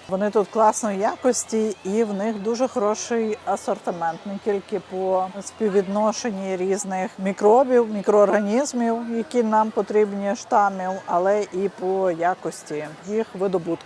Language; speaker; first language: Ukrainian; native; Ukrainian